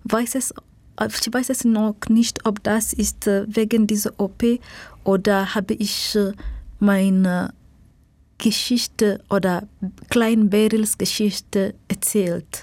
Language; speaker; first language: German; non-native, learner; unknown